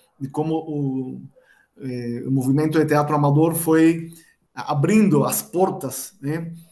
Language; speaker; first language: Portuguese; non-native, fluent; Spanish